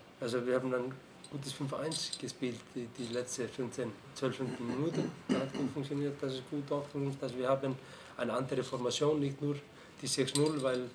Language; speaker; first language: German; non-native, fluent; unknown